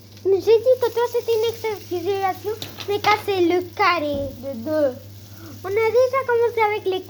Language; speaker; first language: French; non-native, learner; Spanish